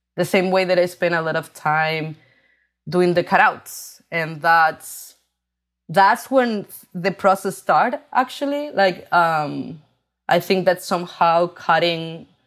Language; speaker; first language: English; non-native, fluent; Spanish